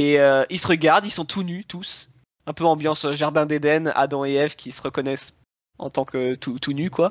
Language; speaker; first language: French; native; French